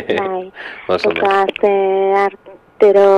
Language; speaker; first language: Basque; non-native, local second language; Spanish